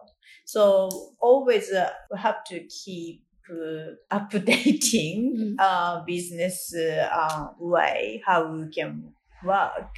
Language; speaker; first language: English; non-native, fluent; Japanese